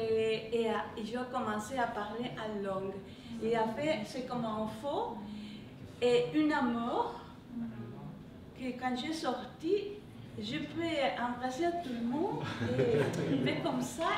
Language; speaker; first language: French; non-native, learner; English